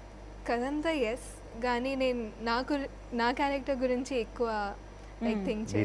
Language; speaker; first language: Telugu; non-native, fluent; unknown